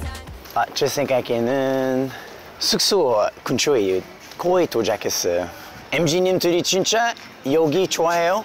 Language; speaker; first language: Korean; non-native, fluent; English